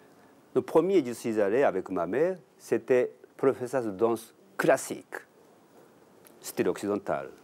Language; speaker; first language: French; non-native, learner; Japanese